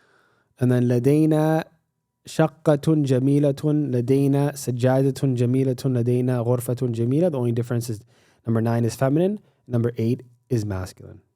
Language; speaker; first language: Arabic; non-native, fluent; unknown